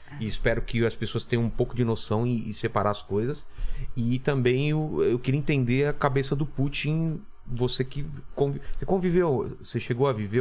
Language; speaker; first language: Portuguese; native; Portuguese